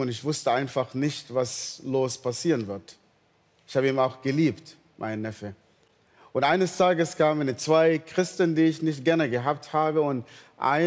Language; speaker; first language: German; non-native, fluent; Arabic